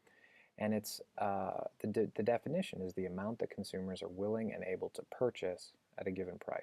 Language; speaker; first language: English; native; English